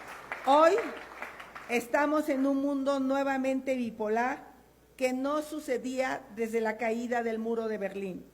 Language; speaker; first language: Spanish; native; Spanish